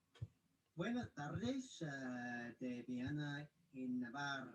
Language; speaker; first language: Spanish; non-native, learner; English